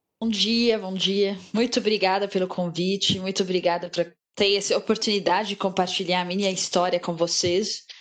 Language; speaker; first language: Portuguese; non-native, fluent; Arabic